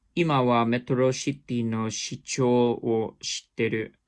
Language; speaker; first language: Japanese; non-native, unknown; English